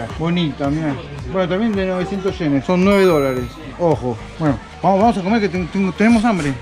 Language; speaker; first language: Spanish; native; Spanish